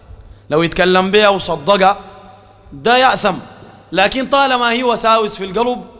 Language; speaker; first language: Arabic; native; Arabic